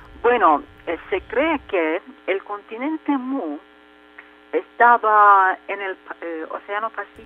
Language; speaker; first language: Spanish; non-native, fluent; Turkish